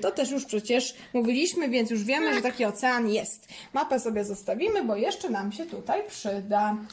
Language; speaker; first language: Polish; native; Polish